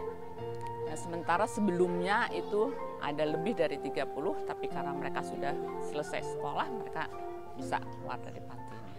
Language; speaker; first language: Indonesian; native; Indonesian